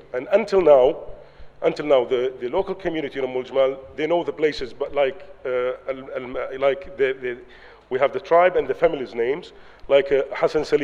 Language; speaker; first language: English; non-native, learner; Arabic